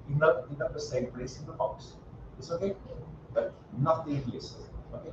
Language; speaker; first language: English; non-native, learner; French